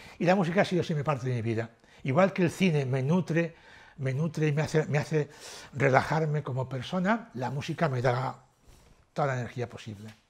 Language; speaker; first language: Spanish; native; Spanish